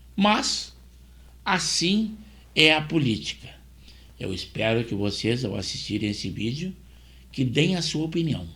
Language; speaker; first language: Portuguese; native; Portuguese